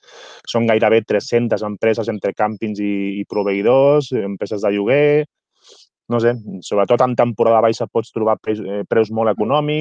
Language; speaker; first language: Catalan; native; Catalan